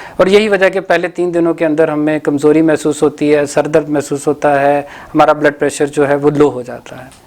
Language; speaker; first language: Urdu; non-native, local second language; Punjabi